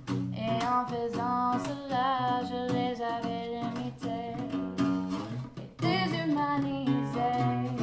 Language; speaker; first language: French; non-native, learner; English